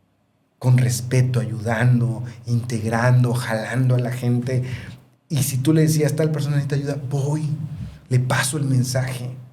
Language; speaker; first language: Spanish; native; Spanish